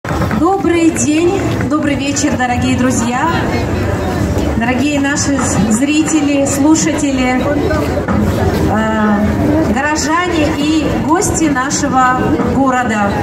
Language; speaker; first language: Russian; native; Russian